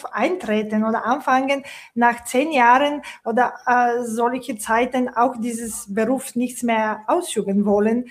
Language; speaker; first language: German; non-native, fluent; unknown